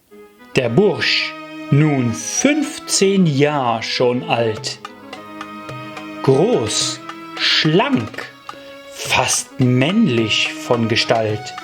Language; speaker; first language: German; native; German